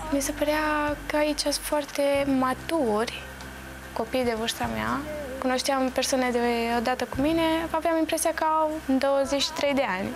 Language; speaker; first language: Romanian; early bilingual, heritage; Romanian